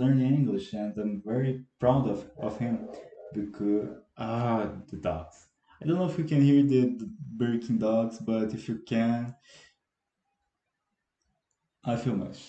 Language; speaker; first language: English; non-native, fluent; Portuguese